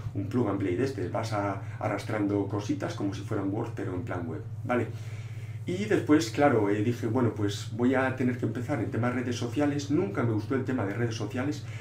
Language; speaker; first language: Spanish; non-native, local second language; Galician